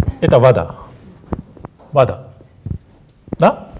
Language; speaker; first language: Russian; non-native, fluent; Japanese